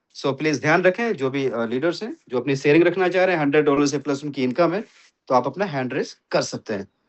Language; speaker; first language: Hindi; native; Hindi